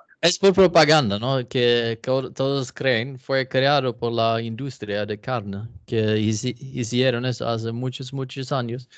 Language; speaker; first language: Spanish; non-native, fluent; Swedish